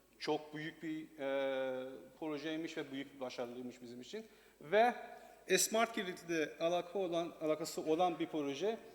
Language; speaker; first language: Turkish; non-native, learner; Persian